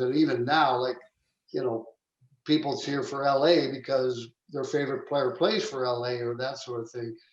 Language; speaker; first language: English; native; English